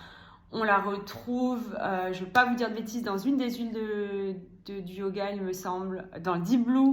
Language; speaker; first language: French; native; French